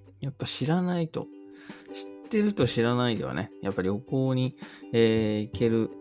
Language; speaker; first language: Japanese; native; Japanese